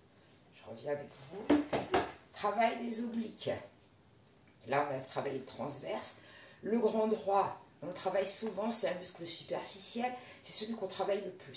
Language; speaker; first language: French; native; French